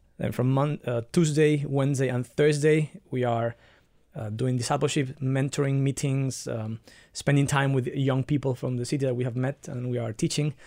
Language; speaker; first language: English; non-native, fluent; Spanish